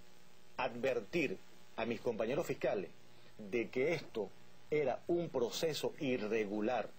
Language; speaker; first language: Spanish; native; Spanish